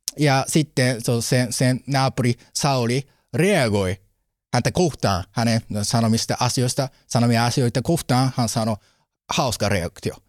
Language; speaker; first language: Finnish; non-native, learner; Japanese